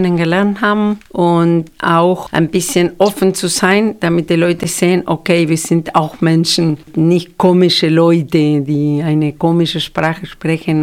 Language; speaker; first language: German; non-native, fluent; Spanish